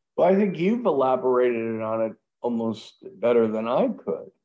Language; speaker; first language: English; native; English